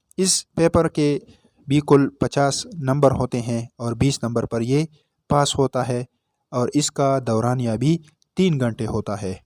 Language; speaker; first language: Urdu; non-native, local second language; Pashto